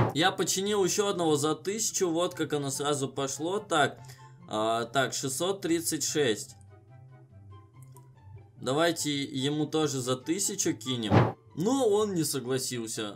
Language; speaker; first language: Russian; native; Russian